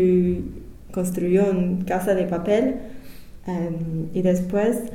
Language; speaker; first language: Spanish; non-native, learner; English